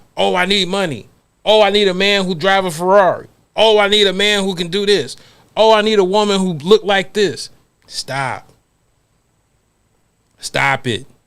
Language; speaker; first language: English; native; English